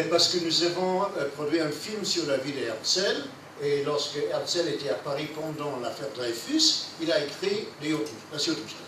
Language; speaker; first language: French; non-native, fluent; English